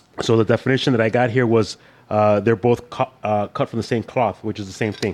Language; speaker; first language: English; early bilingual, other home language; Spanish